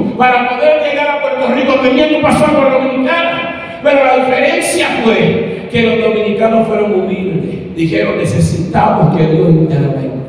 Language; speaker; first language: Spanish; native; Spanish